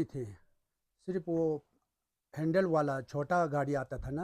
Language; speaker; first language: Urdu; non-native, local second language; Balti